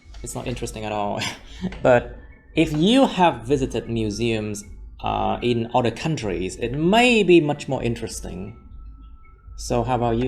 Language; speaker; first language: English; non-native, fluent; Vietnamese